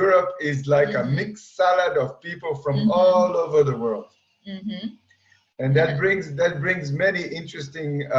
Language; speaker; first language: English; non-native, fluent; Portuguese